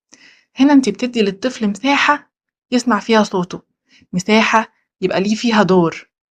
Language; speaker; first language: Arabic; native; Arabic